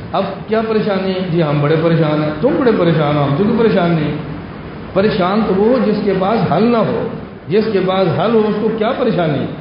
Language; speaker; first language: Urdu; native; Urdu